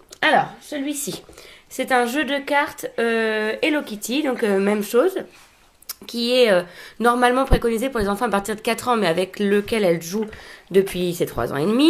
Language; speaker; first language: French; native; French